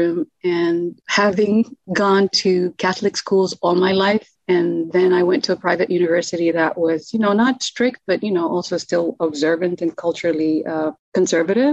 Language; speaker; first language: English; non-native, fluent; Arabic